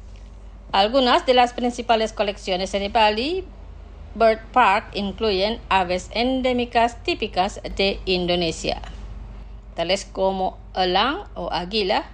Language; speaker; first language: Spanish; non-native, fluent; Indonesian